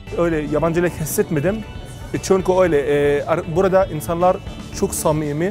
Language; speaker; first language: Turkish; non-native, fluent; Arabic